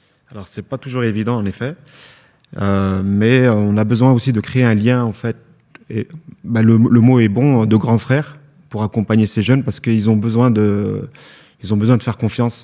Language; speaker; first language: French; native; French